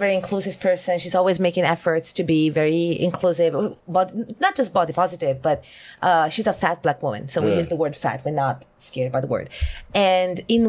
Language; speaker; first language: English; non-native, fluent; Italian